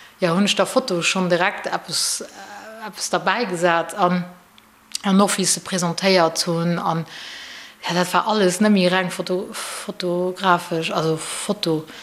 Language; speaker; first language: Luxembourgish; native; Luxembourgish